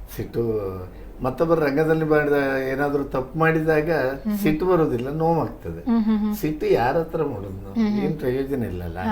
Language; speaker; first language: Kannada; native; Kannada